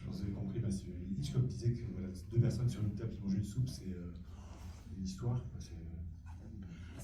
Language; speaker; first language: French; native; French